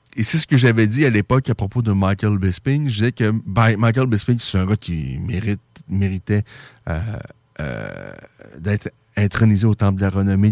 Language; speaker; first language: French; native; French